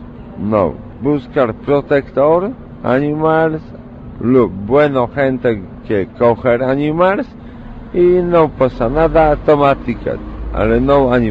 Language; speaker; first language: Spanish; non-native, learner; Polish